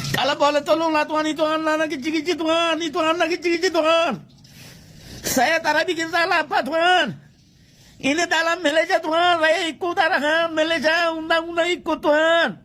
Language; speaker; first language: Malay; non-native, learner; Bangla